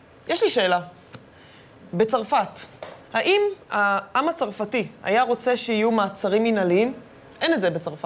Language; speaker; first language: Hebrew; native; Hebrew